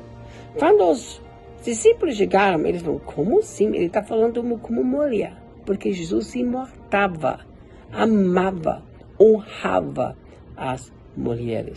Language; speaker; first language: Portuguese; non-native, fluent; German